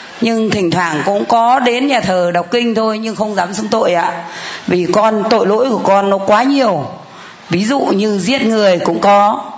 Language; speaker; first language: Vietnamese; native; Vietnamese